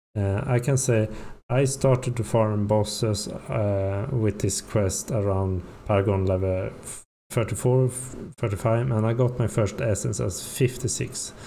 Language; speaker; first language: English; non-native, fluent; Swedish